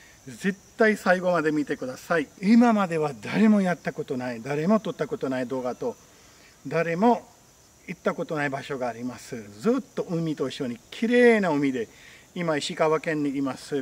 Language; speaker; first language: Japanese; non-native, fluent; Urdu